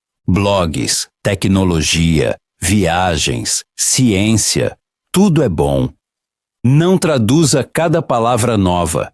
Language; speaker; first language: Portuguese; non-native, fluent; Polish